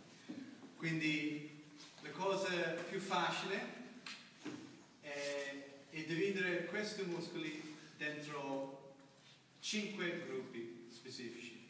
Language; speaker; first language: Italian; non-native, learner; English